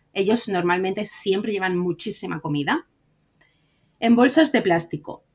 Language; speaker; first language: Spanish; native; Spanish